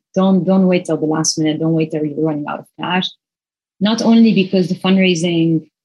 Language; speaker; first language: English; non-native, fluent; Arabic